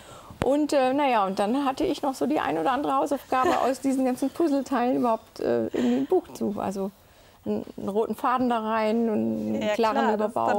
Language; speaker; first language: German; native; German